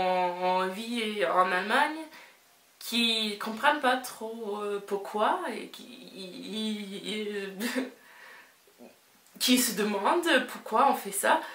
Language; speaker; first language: French; non-native, fluent; English